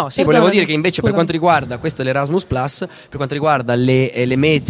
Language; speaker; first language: Italian; native; Italian